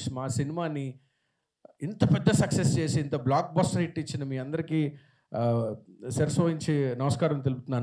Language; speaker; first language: Telugu; native; Telugu